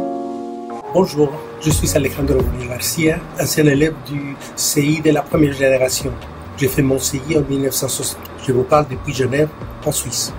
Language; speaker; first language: French; non-native, fluent; Spanish